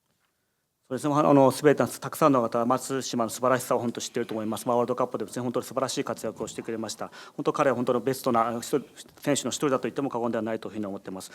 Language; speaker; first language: Japanese; native; Japanese